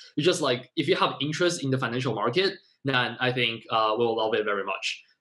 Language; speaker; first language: English; non-native, fluent; Chinese